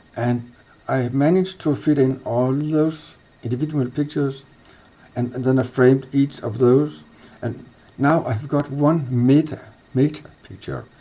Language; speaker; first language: English; non-native, fluent; Danish